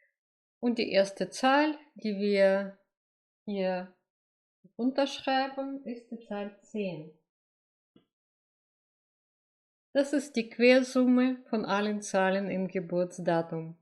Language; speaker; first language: German; non-native, fluent; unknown